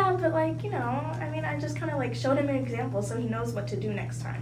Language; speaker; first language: English; early bilingual, other home language; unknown